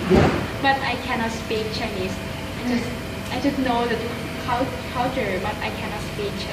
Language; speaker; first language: English; non-native, learner; Thai